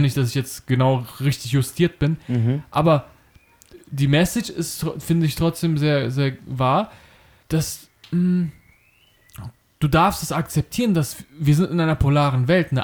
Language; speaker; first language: German; native; German